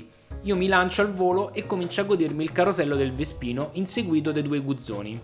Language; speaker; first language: Italian; native; Italian